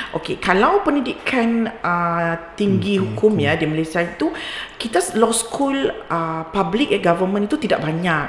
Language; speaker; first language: Malay; native; Malay